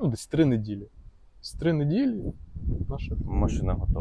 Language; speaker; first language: Ukrainian; native; Ukrainian